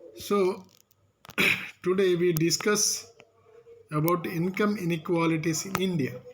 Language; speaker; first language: English; non-native, local second language; Telugu